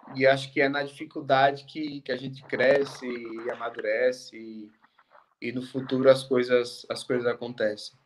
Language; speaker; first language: Portuguese; native; Portuguese